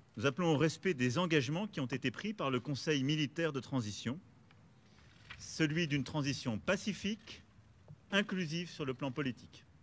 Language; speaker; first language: French; native; French